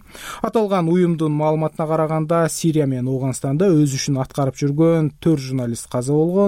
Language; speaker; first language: Kyrgyz; native; Kyrgyz